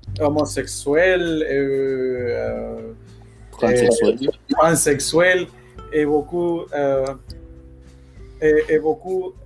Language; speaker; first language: French; non-native, learner; Spanish